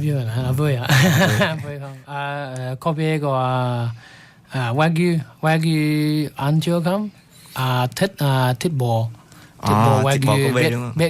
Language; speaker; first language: Vietnamese; non-native, learner; English